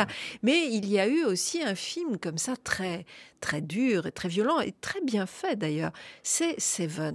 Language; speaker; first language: French; native; French